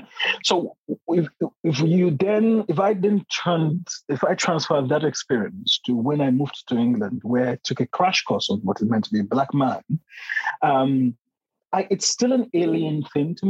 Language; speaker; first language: English; non-native, local second language; Yoruba